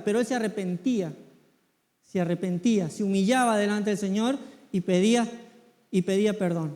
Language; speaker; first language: Spanish; native; Spanish